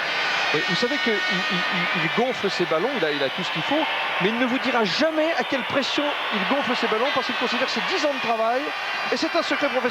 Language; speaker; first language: French; native; French